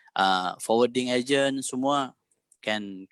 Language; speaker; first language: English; non-native, learner; Thai